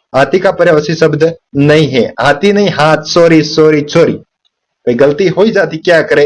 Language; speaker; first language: Hindi; native; Hindi